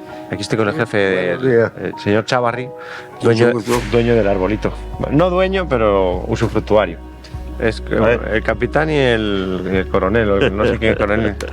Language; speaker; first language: Spanish; native; Spanish